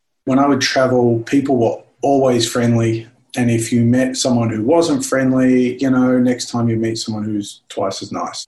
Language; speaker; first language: English; native; English